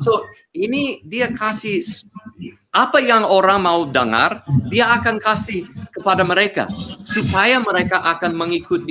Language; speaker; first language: Indonesian; non-native, learner; English